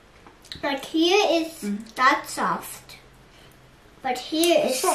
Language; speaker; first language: English; early bilingual, other home language; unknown